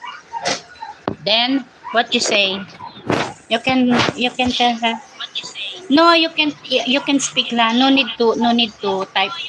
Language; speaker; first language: English; non-native, learner; Filipino